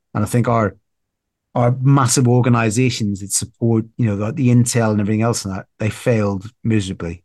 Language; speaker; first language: English; native; English